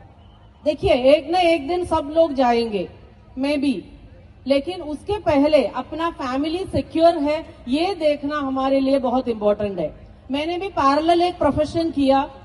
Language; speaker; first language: Hindi; non-native, local second language; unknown